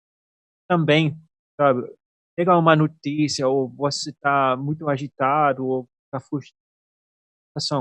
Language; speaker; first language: Portuguese; non-native, fluent; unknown